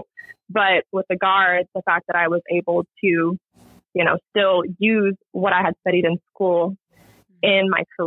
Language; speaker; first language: English; native; English